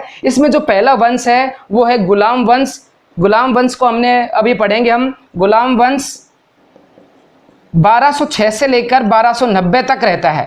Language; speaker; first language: Hindi; native; Hindi